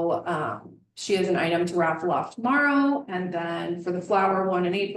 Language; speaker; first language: English; native; English